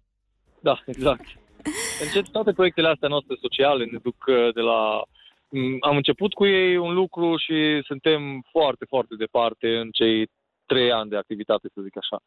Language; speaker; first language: Romanian; native; Romanian